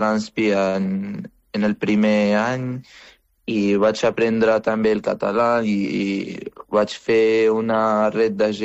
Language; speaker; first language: Catalan; non-native, fluent; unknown